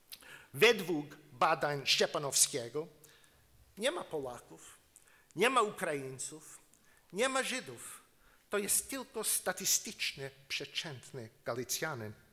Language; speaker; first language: Polish; non-native, learner; English